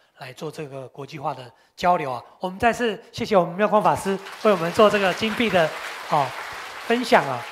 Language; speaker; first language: Chinese; native; Chinese